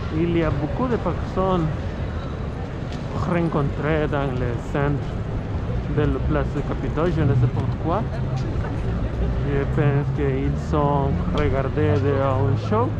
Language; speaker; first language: French; non-native, learner; Spanish